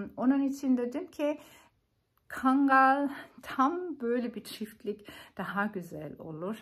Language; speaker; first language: Turkish; non-native, learner; German